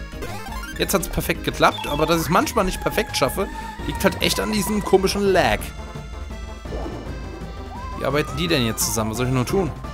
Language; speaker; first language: German; native; German